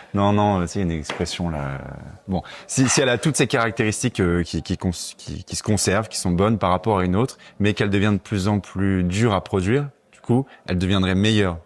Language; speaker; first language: French; native; French